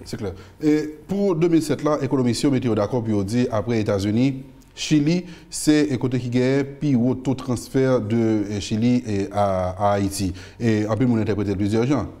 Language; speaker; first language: French; non-native, local second language; Haitian Creole